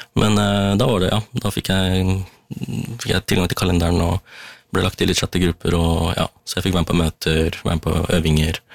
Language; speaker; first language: Norwegian; early bilingual, other home language; Tamil